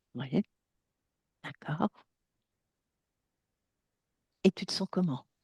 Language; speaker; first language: French; native; French